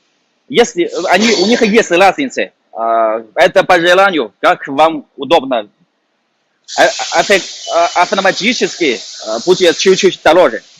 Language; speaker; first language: Russian; non-native, fluent; Chinese